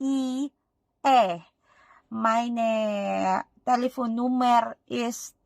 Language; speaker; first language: German; non-native, learner; Filipino